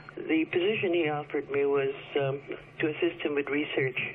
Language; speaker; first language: English; early bilingual, other home language; Chinese